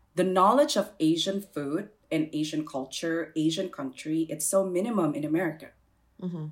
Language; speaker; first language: English; non-native, fluent; Indonesian